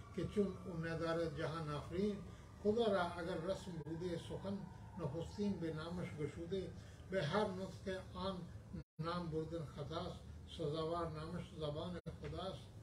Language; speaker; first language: Persian; non-native, fluent; Hindi